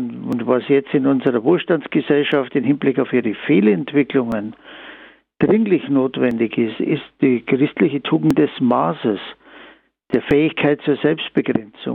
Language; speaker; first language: German; native; German